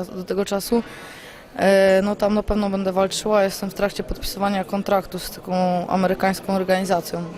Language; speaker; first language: Polish; native; Polish